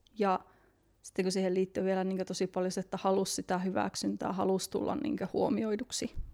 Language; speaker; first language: Finnish; native; Finnish